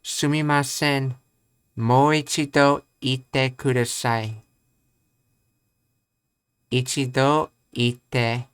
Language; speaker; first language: Japanese; non-native, learner; English